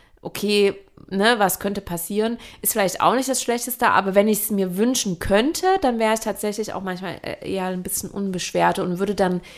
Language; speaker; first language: German; native; German